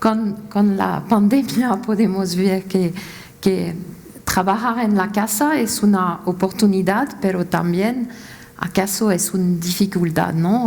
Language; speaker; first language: Spanish; non-native, fluent; French